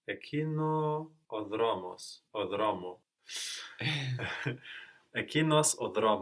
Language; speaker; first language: Greek; non-native, learner; English